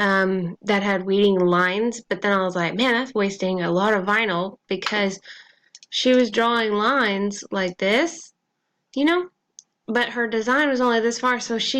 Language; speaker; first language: English; native; English